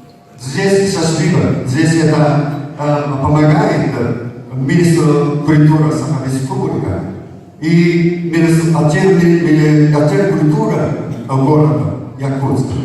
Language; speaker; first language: Russian; non-native, learner; Japanese